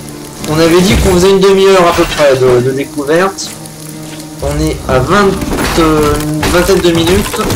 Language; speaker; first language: French; native; French